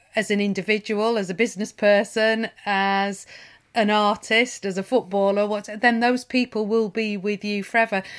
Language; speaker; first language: English; native; English